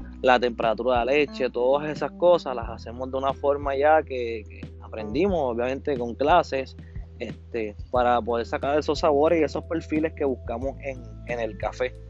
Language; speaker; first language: Spanish; native; Spanish